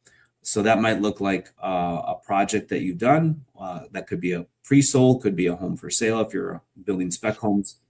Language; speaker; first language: English; native; English